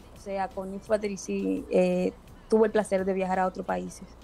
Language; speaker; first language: Spanish; native; Spanish